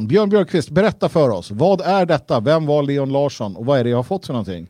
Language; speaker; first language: Swedish; native; Swedish